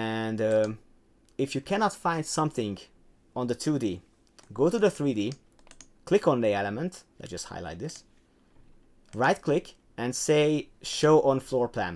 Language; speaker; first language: English; non-native, fluent; Hungarian